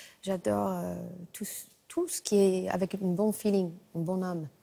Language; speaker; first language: French; non-native, fluent; English